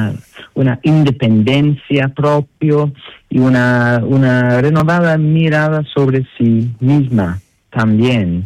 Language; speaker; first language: Spanish; non-native, learner; English